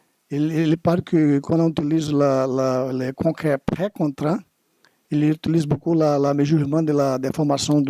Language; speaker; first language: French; non-native, learner; Portuguese